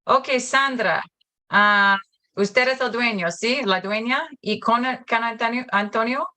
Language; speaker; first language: Spanish; non-native, learner; English